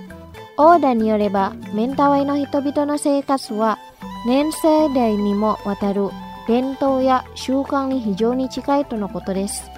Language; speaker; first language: Japanese; non-native, fluent; Indonesian